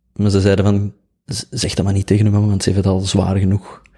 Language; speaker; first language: Dutch; native; Dutch